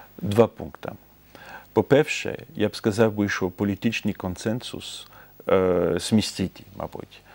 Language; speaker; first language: Ukrainian; non-native, fluent; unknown